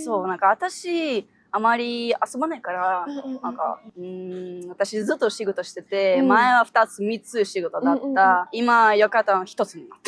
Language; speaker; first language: Japanese; non-native, learner; Ukrainian